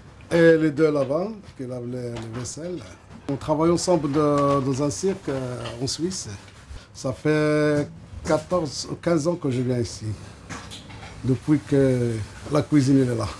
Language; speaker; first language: French; non-native, local second language; Arabic